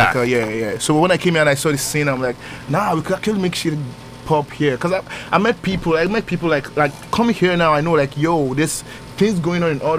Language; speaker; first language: English; non-native, local second language; Yoruba